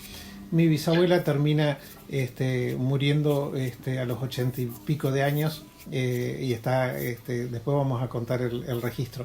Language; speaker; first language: Spanish; native; Spanish